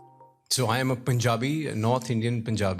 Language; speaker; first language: English; non-native, local second language; Punjabi